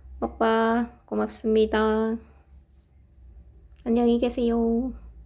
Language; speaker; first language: Korean; non-native, learner; Ukrainian